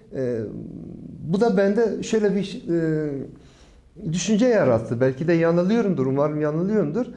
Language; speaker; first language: Turkish; non-native, local second language; Kurdish